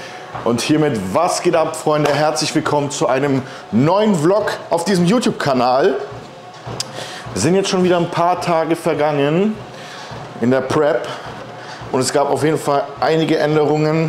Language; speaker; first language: German; native; German